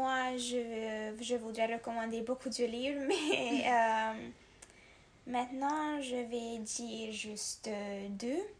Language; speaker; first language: French; non-native, learner; Hungarian